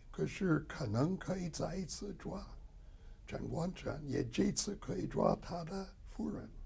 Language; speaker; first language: Chinese; non-native, fluent; English